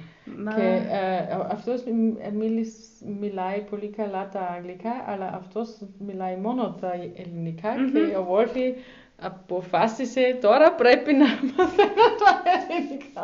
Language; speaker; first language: Greek; non-native, learner; German